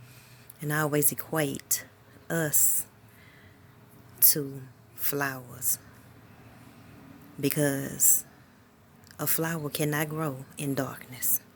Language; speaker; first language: English; native; English